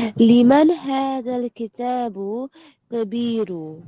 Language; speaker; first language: Arabic; non-native, learner; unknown